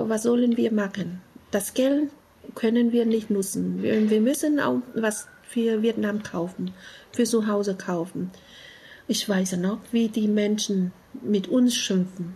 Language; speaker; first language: German; non-native, learner; Vietnamese